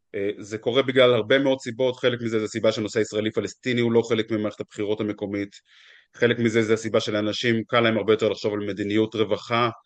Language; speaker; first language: Hebrew; native; Hebrew